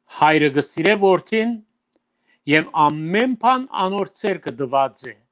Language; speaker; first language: Armenian; early bilingual, heritage; Armenian